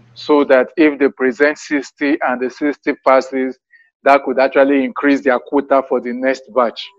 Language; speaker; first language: English; non-native, local second language; Yoruba